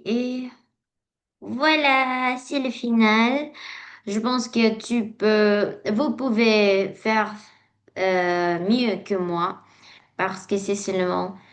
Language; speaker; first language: French; non-native, learner; Indonesian